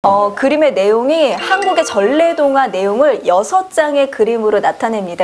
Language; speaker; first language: Korean; native; Korean